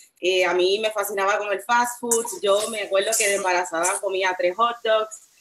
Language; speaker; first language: Spanish; native; Spanish